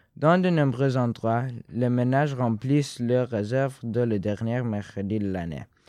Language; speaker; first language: French; non-native, fluent; Persian